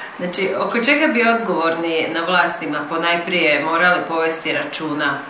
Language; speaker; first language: Croatian; native; Croatian